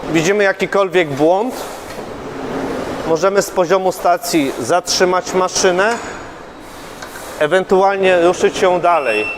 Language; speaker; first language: Polish; native; Polish